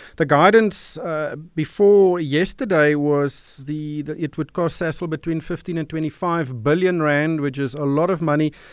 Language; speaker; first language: English; non-native, local second language; Afrikaans